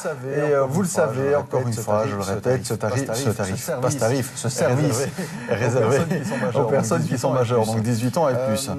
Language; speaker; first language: French; native; French